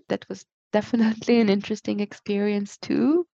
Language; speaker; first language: English; non-native, fluent; Hebrew